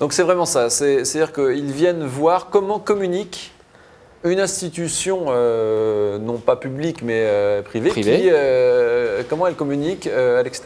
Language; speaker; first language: French; native; French